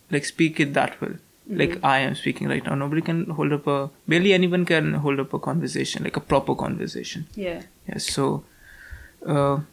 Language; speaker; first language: English; non-native, local second language; Hindi